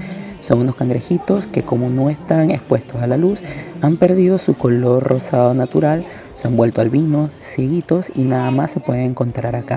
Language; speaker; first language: Spanish; native; Spanish